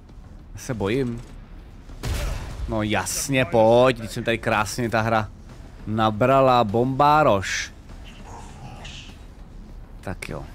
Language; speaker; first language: Czech; native; Czech